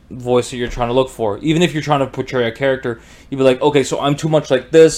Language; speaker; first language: English; native; English